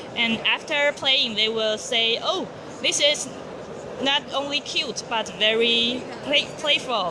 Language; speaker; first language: English; non-native, learner; Chinese